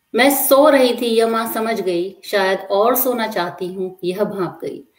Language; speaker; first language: Hindi; native; Hindi